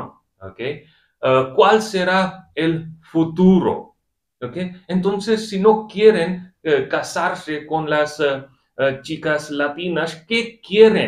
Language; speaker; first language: Spanish; non-native, fluent; Hindi